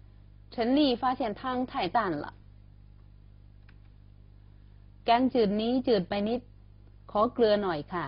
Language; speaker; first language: Thai; non-native, fluent; Chinese